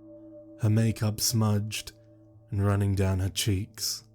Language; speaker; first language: English; native; English